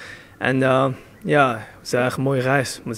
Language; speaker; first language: Dutch; early bilingual, other home language; Chinese